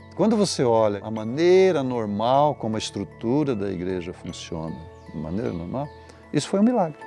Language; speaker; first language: Portuguese; native; Portuguese